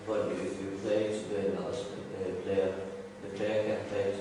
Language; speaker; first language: English; non-native, fluent; Danish